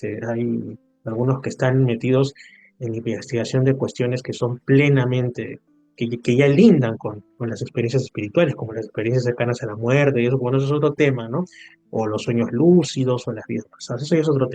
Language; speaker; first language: Spanish; native; Spanish